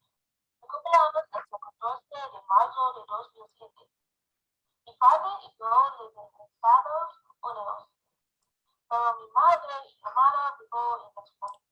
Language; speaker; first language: Spanish; non-native, learner; English